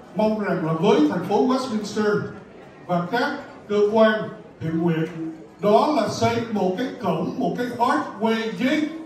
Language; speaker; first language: Vietnamese; early bilingual, heritage; Vietnamese